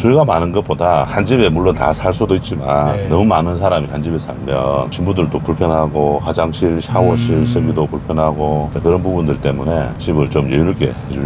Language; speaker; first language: Korean; native; Korean